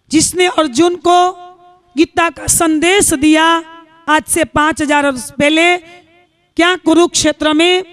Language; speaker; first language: Hindi; non-native, local second language; Gujarati